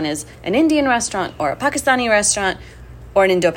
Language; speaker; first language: English; native; English